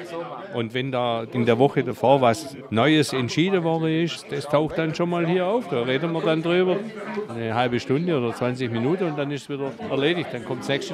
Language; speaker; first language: German; native; German